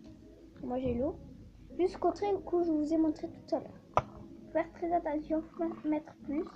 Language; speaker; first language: French; native; French